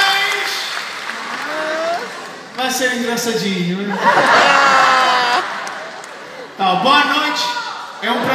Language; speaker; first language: Portuguese; non-native, fluent; Italian